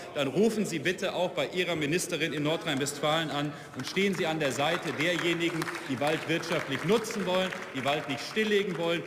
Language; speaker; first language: German; native; German